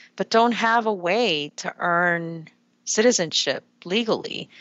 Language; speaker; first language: English; early bilingual, other home language; Spanish